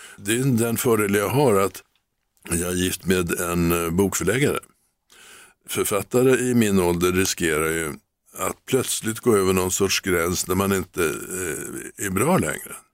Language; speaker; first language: Swedish; native; Swedish